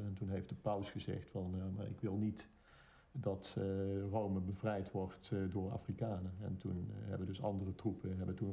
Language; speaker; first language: Dutch; native; Dutch